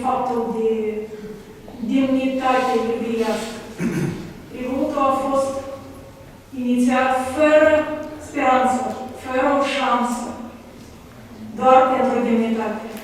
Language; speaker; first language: Romanian; non-native, local second language; Russian